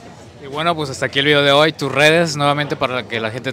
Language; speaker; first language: Spanish; native; Spanish